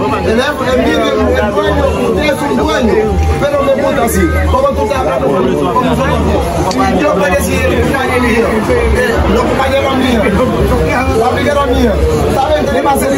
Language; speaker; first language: Spanish; non-native, learner; Haitian Creole